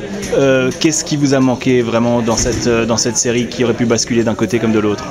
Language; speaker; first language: French; native; French